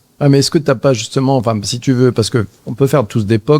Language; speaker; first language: French; native; French